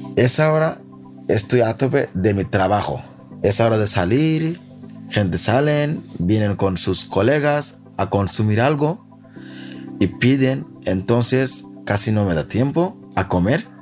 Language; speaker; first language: Spanish; non-native, learner; Bangla